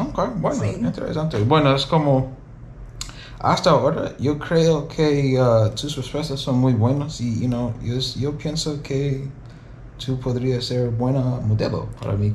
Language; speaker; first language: Spanish; non-native, learner; English